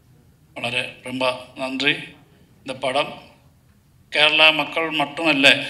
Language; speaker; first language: Tamil; non-native, learner; Malayalam